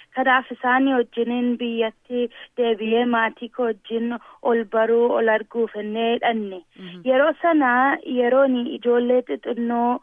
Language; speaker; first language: Oromo; early bilingual, heritage; Oromo